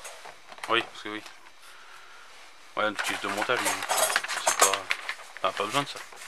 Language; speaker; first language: French; native; French